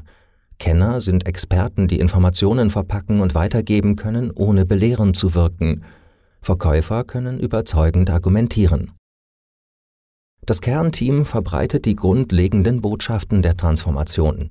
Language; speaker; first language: German; native; German